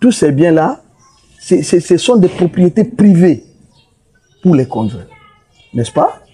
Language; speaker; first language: French; non-native, local second language; Swahili